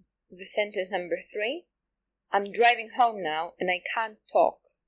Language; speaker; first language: English; non-native, fluent; Polish